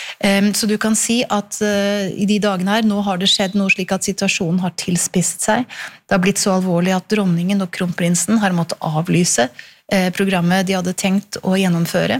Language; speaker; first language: Norwegian; native; Norwegian